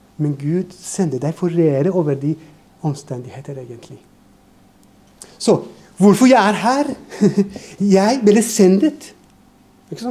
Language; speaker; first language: Norwegian; non-native, fluent; Persian